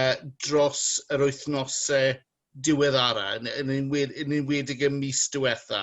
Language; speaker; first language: Welsh; native; Welsh